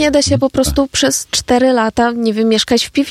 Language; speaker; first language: Polish; non-native, fluent; Ukrainian